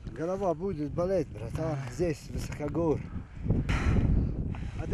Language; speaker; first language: Russian; non-native, local second language; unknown